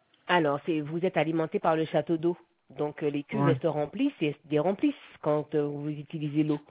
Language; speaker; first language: French; native; French